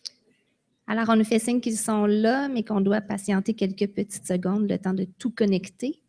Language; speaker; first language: French; native; French